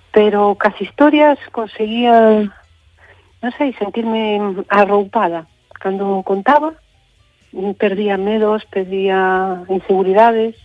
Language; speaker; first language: Galician; native; Galician